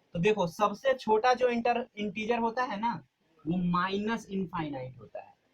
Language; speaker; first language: Hindi; native; Hindi